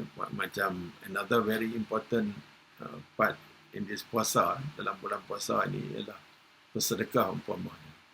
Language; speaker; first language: Malay; native; Malay